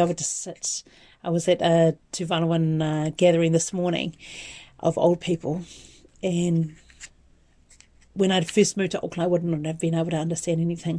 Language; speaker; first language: English; native; English